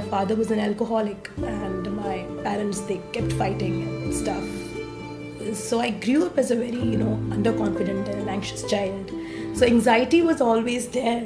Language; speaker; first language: English; non-native, local second language; Hindi